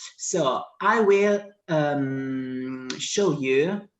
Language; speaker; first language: English; non-native, fluent; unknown